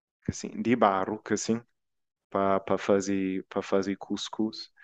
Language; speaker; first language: Portuguese; non-native, fluent; English